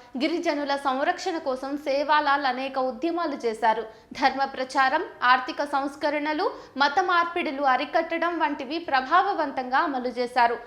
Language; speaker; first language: Telugu; native; Telugu